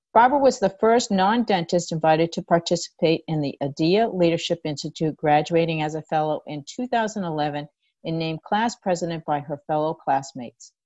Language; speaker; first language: English; native; English